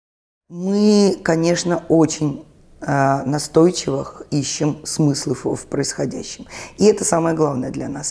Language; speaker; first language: Russian; native; Russian